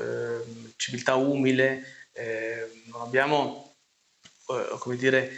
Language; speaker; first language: Italian; native; Italian